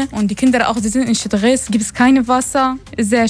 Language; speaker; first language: German; non-native, learner; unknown